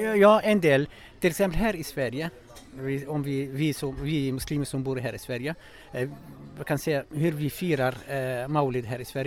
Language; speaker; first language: Swedish; non-native, fluent; Arabic